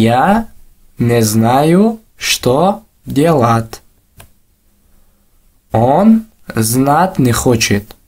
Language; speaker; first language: Russian; non-native, local second language; Tajik